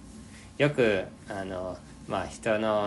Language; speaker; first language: Japanese; non-native, fluent; English